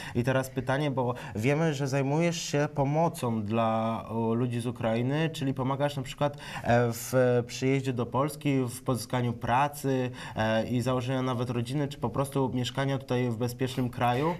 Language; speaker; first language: Polish; native; Polish